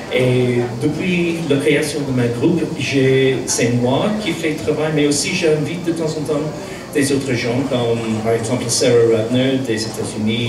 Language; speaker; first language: French; non-native, fluent; English